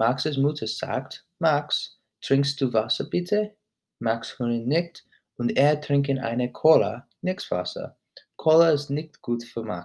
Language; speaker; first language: German; non-native, learner; English